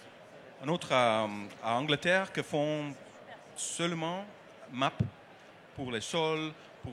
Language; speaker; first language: French; non-native, learner; Dutch